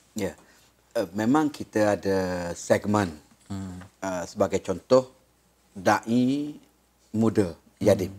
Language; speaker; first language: Malay; native; Malay